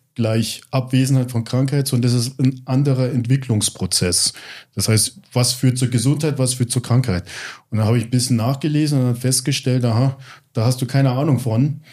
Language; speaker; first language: German; early bilingual, other home language; English